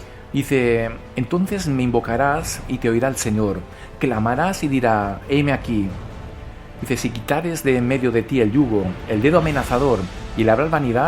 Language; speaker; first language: Spanish; native; Spanish